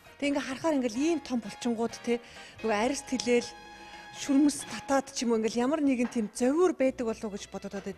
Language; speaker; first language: Mongolian; native; Mongolian